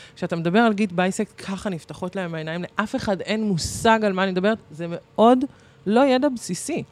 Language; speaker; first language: Hebrew; early bilingual, other home language; Arabic